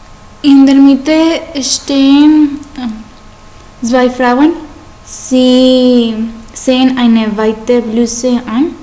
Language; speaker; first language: German; non-native, learner; Spanish